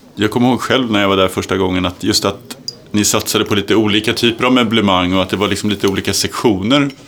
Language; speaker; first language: Swedish; native; Swedish